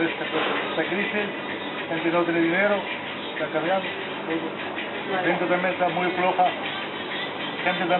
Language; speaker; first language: Spanish; non-native, learner; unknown